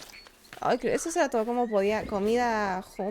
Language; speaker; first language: Spanish; native; Spanish